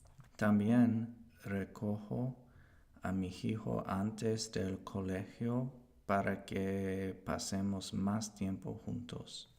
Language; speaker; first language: Spanish; non-native, learner; English